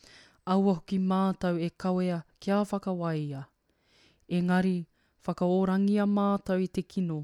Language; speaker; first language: Māori; non-native, local second language; English